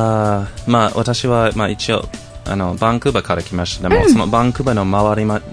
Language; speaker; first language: Japanese; non-native, fluent; English